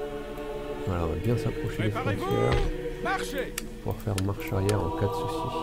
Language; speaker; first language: French; native; French